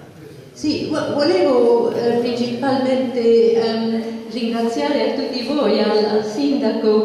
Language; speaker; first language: Italian; non-native, fluent; English